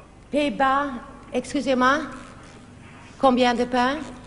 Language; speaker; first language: French; non-native, fluent; Swedish